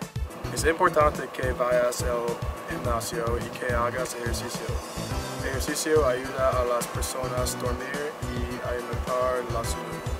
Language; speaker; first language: Spanish; non-native, learner; English